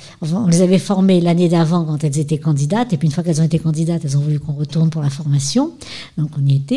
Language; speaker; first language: French; native; French